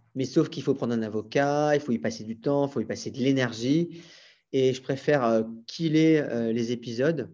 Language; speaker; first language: French; native; French